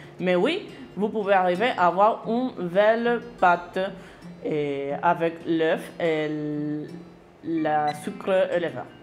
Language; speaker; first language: French; non-native, learner; Spanish